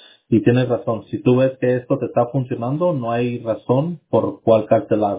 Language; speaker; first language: Spanish; early bilingual, heritage; Spanish